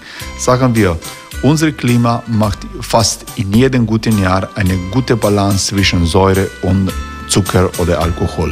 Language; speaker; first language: German; non-native, learner; Croatian